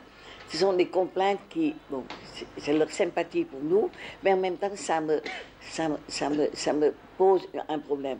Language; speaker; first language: French; non-native, fluent; Vietnamese